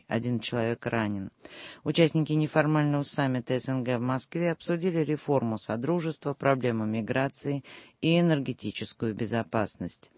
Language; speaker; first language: Russian; native; Russian